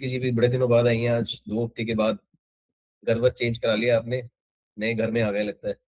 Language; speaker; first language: Hindi; native; Hindi